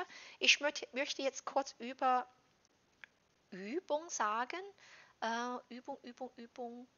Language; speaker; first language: German; non-native, fluent; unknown